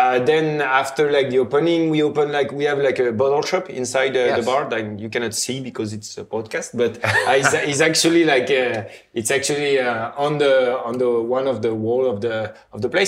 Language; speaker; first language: English; non-native, fluent; French